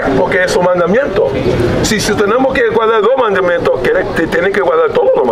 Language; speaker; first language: Spanish; early bilingual, heritage; Spanish